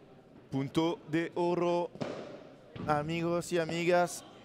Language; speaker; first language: Spanish; non-native, learner; French